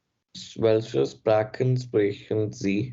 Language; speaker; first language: German; non-native, learner; Hindi